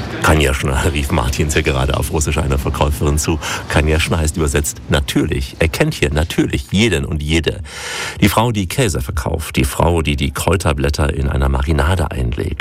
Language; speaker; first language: German; native; German